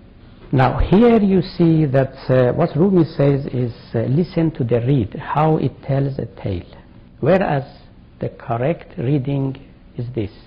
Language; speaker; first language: English; non-native, fluent; Persian